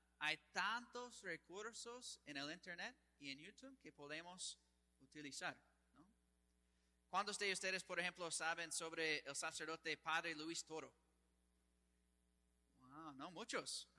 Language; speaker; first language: Spanish; non-native, fluent; English